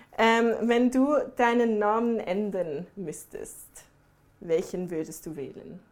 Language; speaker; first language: German; early bilingual, other home language; English